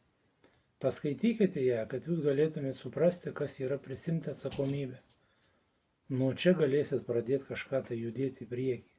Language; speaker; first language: Lithuanian; native; Lithuanian